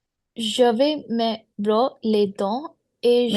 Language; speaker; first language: French; non-native, learner; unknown